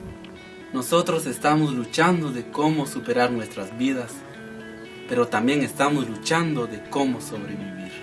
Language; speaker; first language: Spanish; native; Spanish